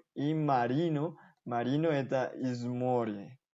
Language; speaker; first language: Russian; non-native, fluent; Spanish